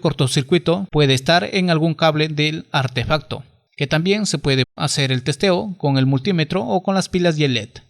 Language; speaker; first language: Spanish; native; Spanish